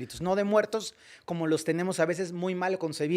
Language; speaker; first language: Spanish; native; Spanish